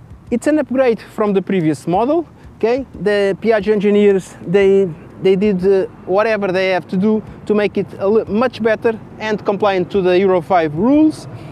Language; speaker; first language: English; non-native, fluent; Portuguese